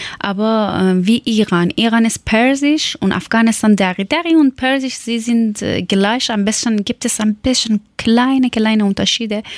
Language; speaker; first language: German; non-native, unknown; Persian